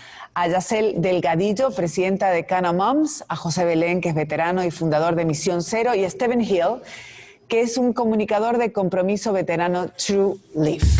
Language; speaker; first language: Spanish; native; Spanish